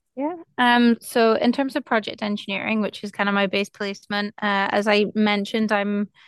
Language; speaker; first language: English; native; English